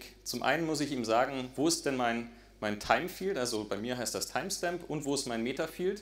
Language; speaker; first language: German; native; German